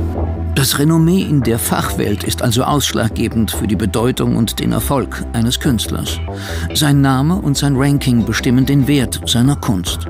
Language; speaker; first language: German; native; German